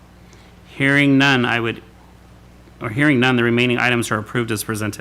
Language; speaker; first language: English; native; English